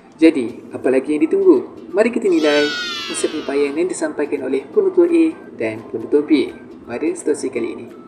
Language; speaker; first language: Malay; native; Malay